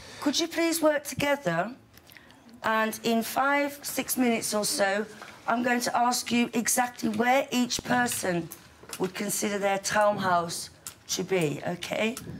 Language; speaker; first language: English; native; English